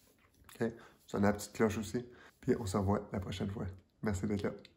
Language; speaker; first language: French; native; French